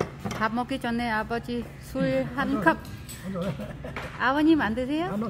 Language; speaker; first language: Korean; non-native, learner; Vietnamese